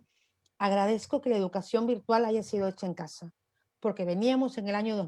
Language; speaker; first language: Spanish; native; Spanish